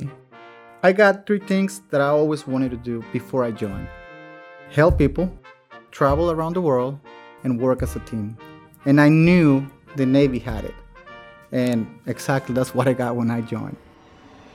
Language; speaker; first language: English; non-native, fluent; Spanish